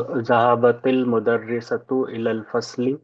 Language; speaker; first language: Arabic; non-native, learner; Urdu